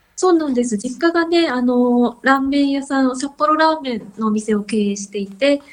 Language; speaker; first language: Japanese; native; Japanese